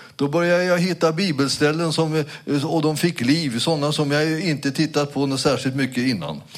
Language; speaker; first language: Swedish; native; Swedish